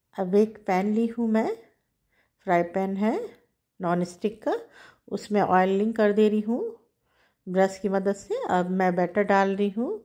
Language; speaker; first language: Hindi; native; Hindi